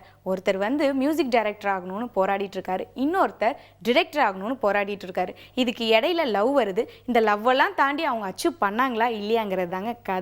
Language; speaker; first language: Tamil; native; Tamil